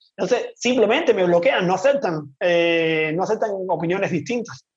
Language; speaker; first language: Spanish; native; Spanish